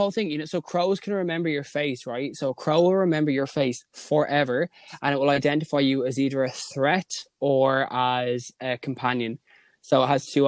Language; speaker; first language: English; native; English